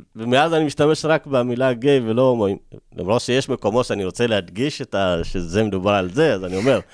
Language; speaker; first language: Hebrew; early bilingual, other home language; Amharic